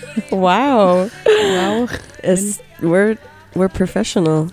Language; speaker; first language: English; native; English